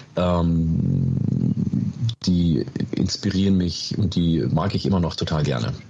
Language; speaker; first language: German; early bilingual, other home language; Oromo